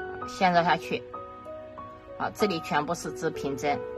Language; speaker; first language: Chinese; native; Chinese